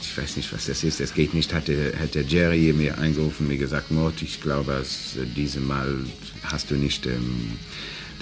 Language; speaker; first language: German; non-native, learner; English